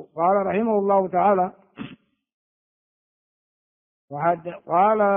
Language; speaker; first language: Arabic; non-native, fluent; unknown